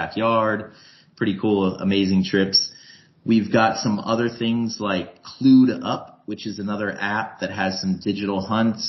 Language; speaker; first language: English; native; English